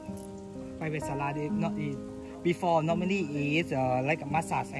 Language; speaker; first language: English; non-native, learner; Thai